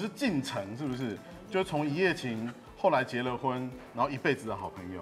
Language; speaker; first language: Chinese; native; Chinese